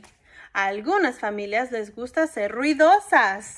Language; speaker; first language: Spanish; early bilingual, heritage; Spanish